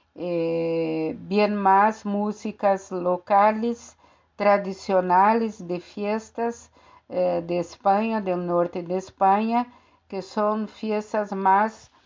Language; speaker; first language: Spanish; non-native, fluent; Portuguese